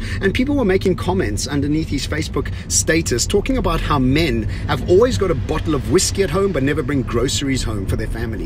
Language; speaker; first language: English; native; English